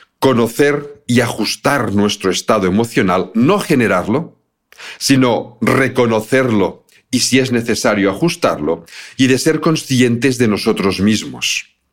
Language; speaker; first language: Spanish; native; Spanish